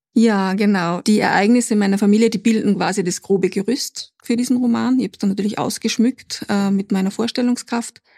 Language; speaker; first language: German; native; German